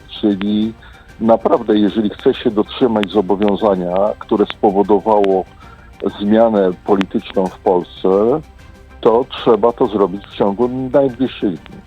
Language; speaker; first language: Polish; native; Polish